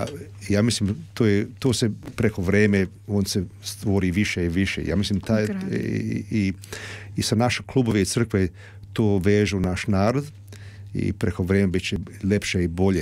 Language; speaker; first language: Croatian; early bilingual, heritage; Croatian